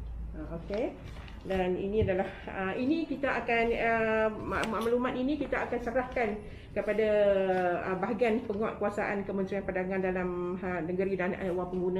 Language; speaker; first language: Malay; native; Malay